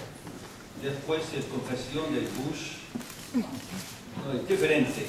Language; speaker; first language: Spanish; non-native, learner; English